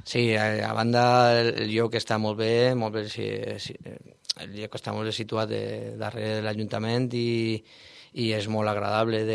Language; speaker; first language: Catalan; non-native, learner; Spanish